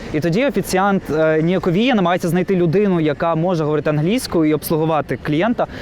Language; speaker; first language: Ukrainian; non-native, local second language; Russian